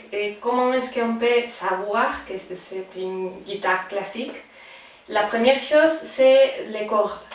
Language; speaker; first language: French; non-native, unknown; Spanish